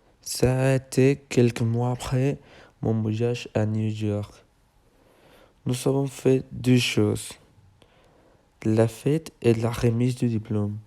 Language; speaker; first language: French; non-native, learner; Spanish